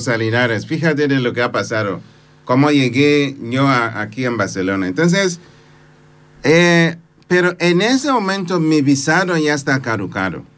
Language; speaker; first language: Spanish; non-native, fluent; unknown